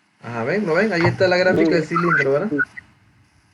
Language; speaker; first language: Spanish; native; Spanish